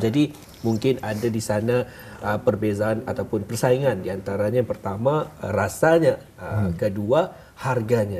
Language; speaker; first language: Malay; native; Malay